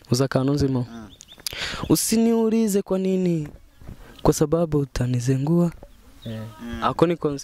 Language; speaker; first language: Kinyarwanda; early bilingual, heritage; Kinyarwanda